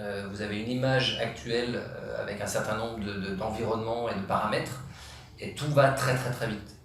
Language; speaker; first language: French; native; French